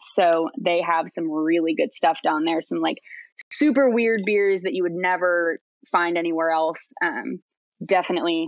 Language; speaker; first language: English; native; English